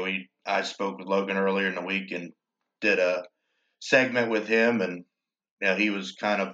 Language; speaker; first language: English; native; English